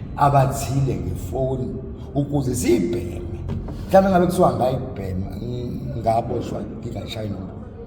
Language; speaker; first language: Zulu; native; Zulu